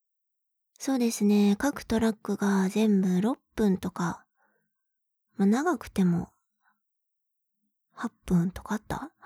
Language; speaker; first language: Japanese; native; Japanese